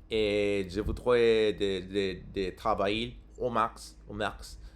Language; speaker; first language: French; non-native, learner; English